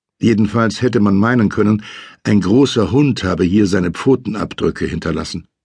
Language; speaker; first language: German; native; German